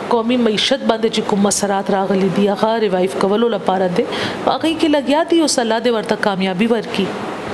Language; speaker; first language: Pashto; non-native, local second language; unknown